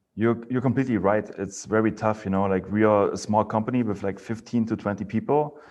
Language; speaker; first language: English; non-native, fluent; German